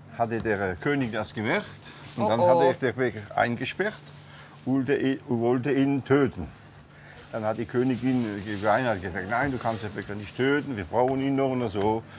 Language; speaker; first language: German; non-native, local second language; French